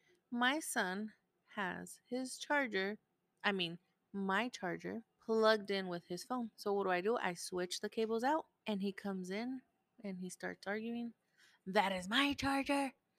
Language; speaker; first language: English; early bilingual, other home language; Spanish